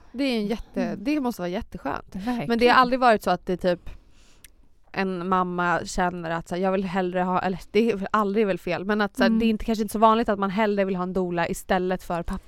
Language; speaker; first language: Swedish; native; Swedish